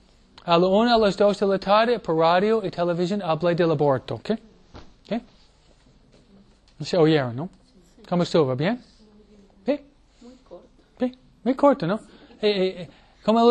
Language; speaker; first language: Spanish; non-native, fluent; English